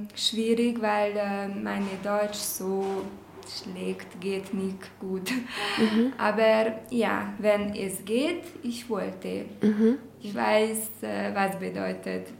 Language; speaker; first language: German; non-native, learner; Hungarian